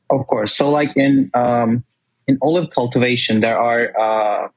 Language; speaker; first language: English; non-native, fluent; Turkish